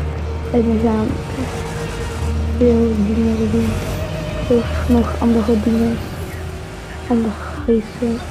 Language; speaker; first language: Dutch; non-native, local second language; French